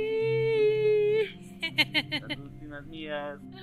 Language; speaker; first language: Spanish; early bilingual, heritage; English